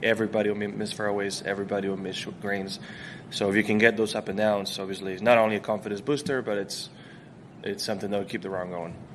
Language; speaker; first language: English; non-native, fluent; Spanish